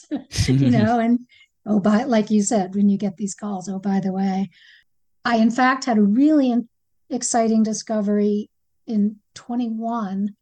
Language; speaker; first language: English; native; English